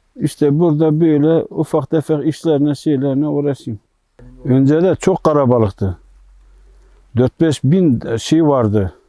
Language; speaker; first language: Turkish; native; Turkish